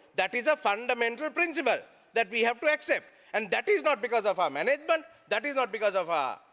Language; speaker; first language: English; non-native, local second language; Sinhala